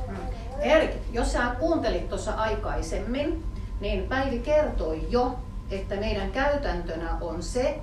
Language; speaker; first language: Finnish; native; Finnish